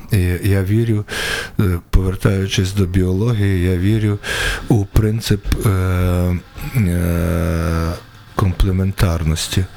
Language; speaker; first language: Ukrainian; native; Ukrainian